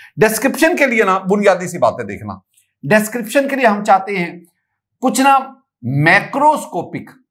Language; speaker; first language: Urdu; non-native, local second language; Punjabi